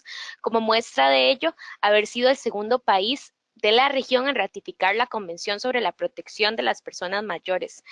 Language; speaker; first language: Spanish; native; Spanish